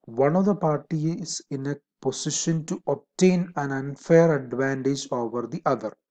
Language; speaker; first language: English; non-native, local second language; Malayalam